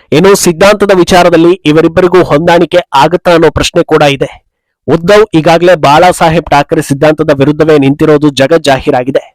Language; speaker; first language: Kannada; native; Kannada